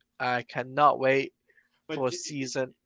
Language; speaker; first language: English; native; English